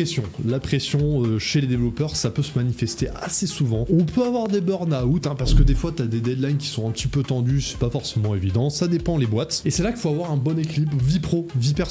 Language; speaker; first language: French; native; French